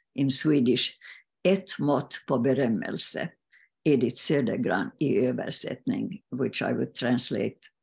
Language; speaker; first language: English; non-native, fluent; Swedish